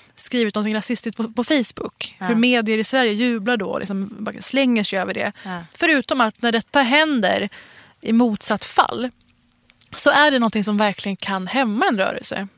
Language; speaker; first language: Swedish; early bilingual, other home language; Persian